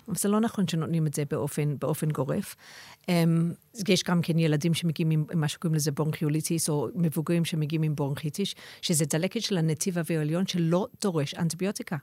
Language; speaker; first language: Hebrew; non-native, fluent; English